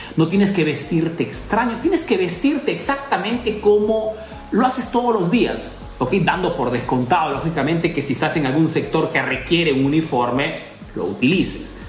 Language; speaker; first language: Spanish; native; Spanish